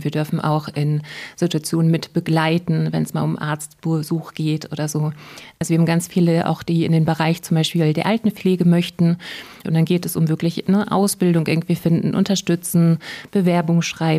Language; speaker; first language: German; native; German